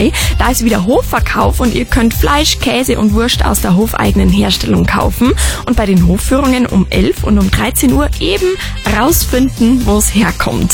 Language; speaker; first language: German; native; German